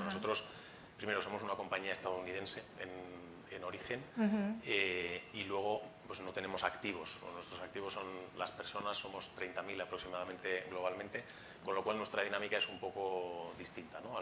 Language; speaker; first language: Spanish; native; Spanish